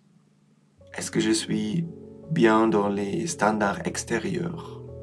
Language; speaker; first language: French; non-native, learner; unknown